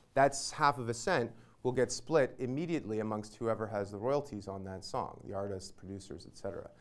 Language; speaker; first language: English; native; English